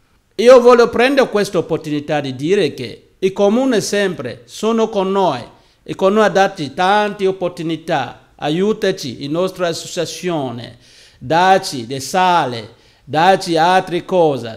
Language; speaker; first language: Italian; non-native, learner; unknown